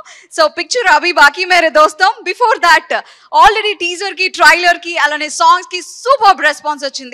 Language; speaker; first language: Telugu; native; Telugu